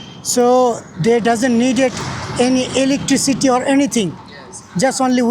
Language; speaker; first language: English; non-native, fluent; Bangla